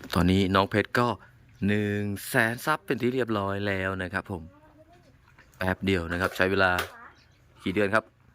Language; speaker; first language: Thai; native; Thai